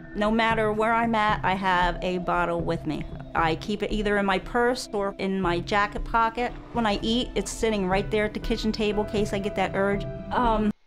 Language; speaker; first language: English; native; English